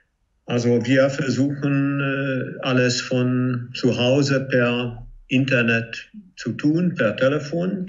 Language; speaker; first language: German; non-native, fluent; Hungarian